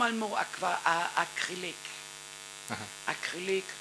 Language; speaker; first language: French; non-native, learner; German